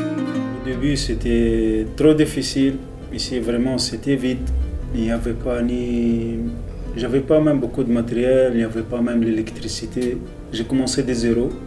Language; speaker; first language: French; non-native, local second language; Arabic